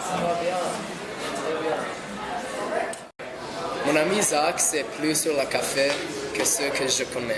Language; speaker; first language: French; non-native, learner; English